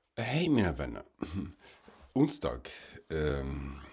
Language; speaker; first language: Swedish; non-native, fluent; German